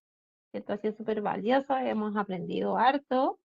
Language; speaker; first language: Spanish; native; Spanish